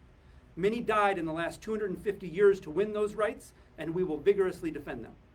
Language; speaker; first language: English; native; English